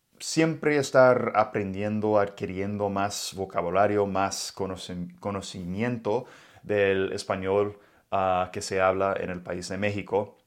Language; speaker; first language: Spanish; non-native, fluent; English